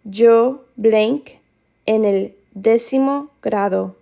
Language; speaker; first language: Spanish; non-native, fluent; English